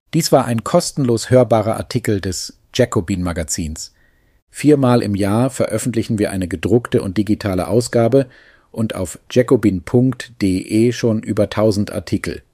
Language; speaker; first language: German; native; German